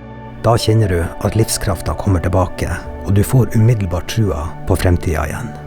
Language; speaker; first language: Norwegian; native; Norwegian